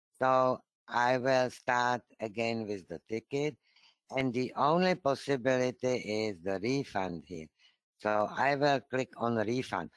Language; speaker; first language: English; non-native, fluent; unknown